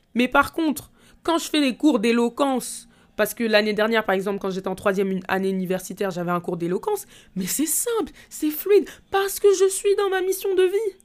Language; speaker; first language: French; native; French